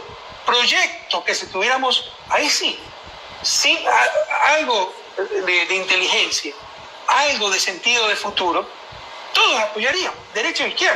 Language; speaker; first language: Spanish; native; Spanish